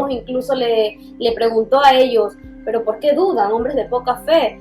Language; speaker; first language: Spanish; native; Spanish